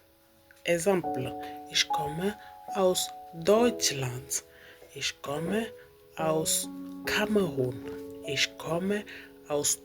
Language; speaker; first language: German; non-native, fluent; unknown